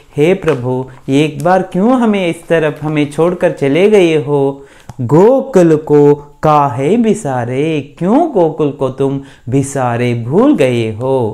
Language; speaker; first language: Hindi; non-native, local second language; Kannada